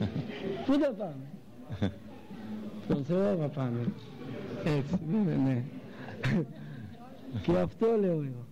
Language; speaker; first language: Greek; non-native, local second language; Russian